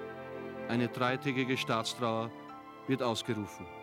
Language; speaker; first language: German; native; German